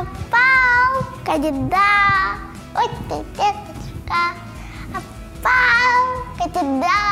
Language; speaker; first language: Russian; native; Russian